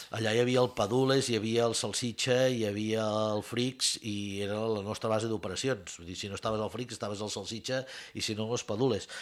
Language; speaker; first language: Catalan; native; Catalan